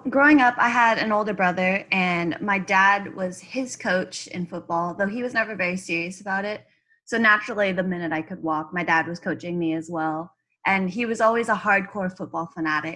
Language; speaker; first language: English; native; English